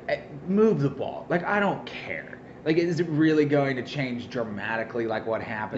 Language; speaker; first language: English; native; English